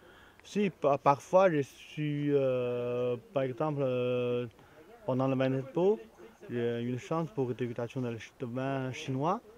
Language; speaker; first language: French; non-native, learner; Chinese